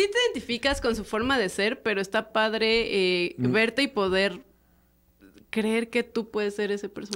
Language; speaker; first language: Spanish; native; Spanish